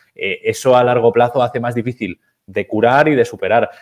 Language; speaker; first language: Spanish; native; Spanish